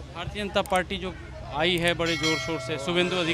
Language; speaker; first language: Hindi; native; Hindi